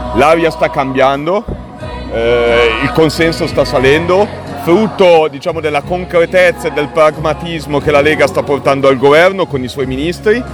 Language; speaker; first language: Italian; native; Italian